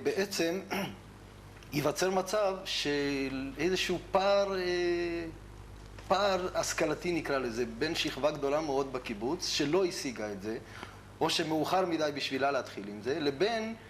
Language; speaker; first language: Hebrew; native; Hebrew